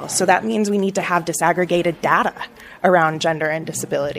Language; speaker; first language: English; native; English